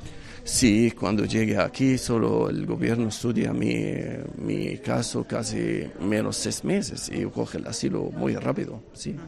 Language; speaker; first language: Spanish; non-native, learner; Arabic